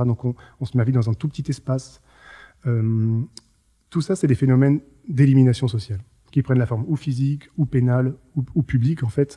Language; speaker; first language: French; native; French